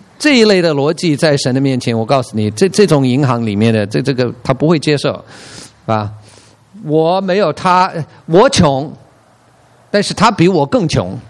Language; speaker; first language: Chinese; non-native, fluent; English